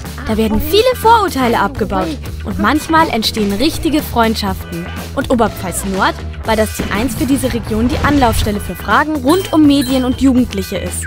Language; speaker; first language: German; native; German